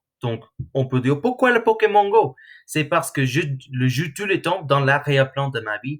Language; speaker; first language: French; non-native, learner; English